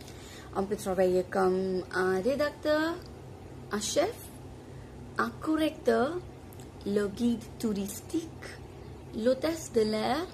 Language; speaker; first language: French; non-native, fluent; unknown